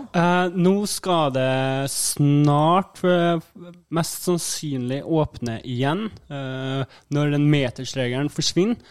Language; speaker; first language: Norwegian; native; Norwegian